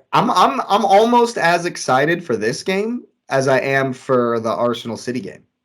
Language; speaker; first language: English; native; English